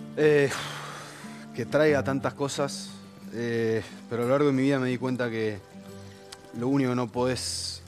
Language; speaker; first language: Spanish; native; Spanish